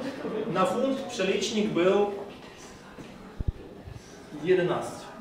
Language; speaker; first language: Polish; non-native, fluent; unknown